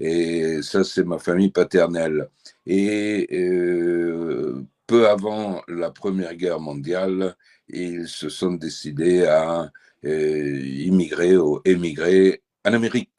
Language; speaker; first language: French; early bilingual, heritage; French